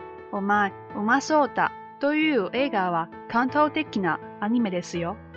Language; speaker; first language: Japanese; non-native, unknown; Chinese